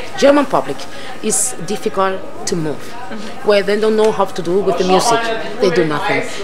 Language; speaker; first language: English; non-native, learner; Spanish